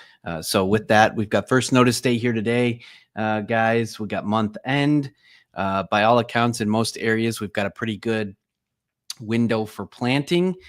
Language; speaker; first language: English; native; English